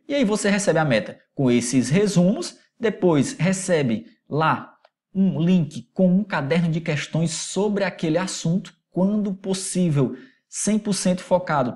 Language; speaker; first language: Portuguese; native; Portuguese